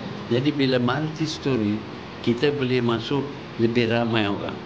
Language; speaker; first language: Malay; native; Malay